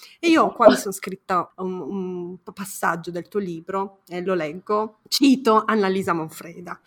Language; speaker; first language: Italian; early bilingual, other home language; Romanian